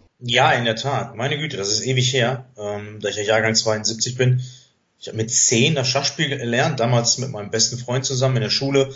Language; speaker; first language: German; early bilingual, other home language; Greek